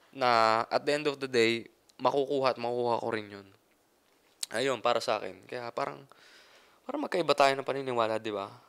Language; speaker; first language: Filipino; native; Filipino